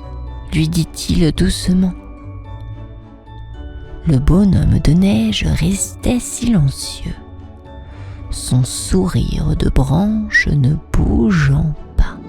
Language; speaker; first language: French; native; French